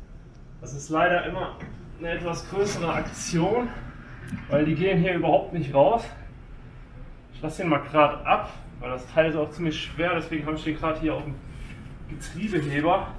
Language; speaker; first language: German; native; German